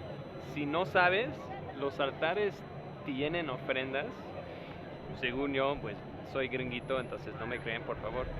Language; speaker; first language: Spanish; non-native, fluent; English